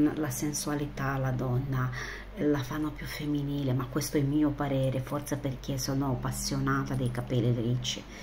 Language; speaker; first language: Italian; non-native, fluent; Romanian